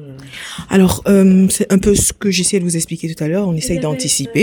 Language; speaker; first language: French; native; French